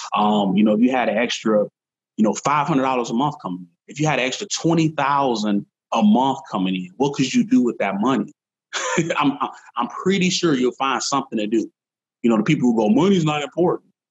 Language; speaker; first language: English; native; English